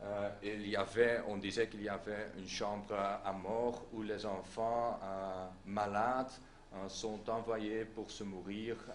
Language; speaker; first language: French; non-native, local second language; Dutch